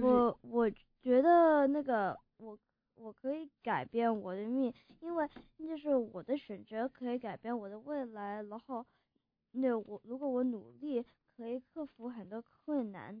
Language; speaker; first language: Chinese; early bilingual, heritage; English